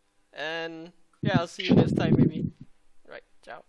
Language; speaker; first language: English; non-native, local second language; Malay